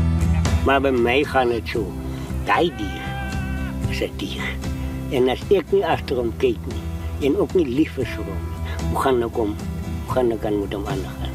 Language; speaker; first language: Dutch; non-native, learner; Afrikaans